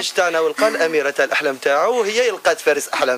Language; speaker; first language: Arabic; native; Arabic